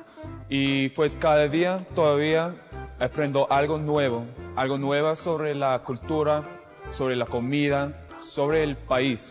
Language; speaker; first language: Spanish; non-native, fluent; English